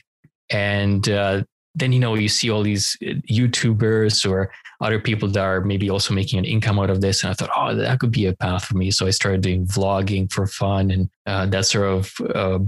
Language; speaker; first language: English; non-native, fluent; Romanian